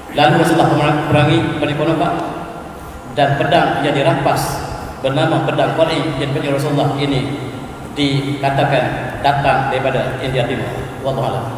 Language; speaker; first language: Malay; native; Malay